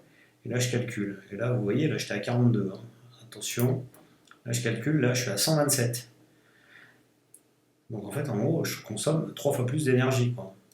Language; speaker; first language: French; native; French